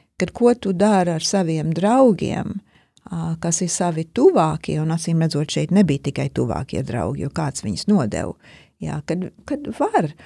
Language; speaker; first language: Latvian; early bilingual, heritage; Latvian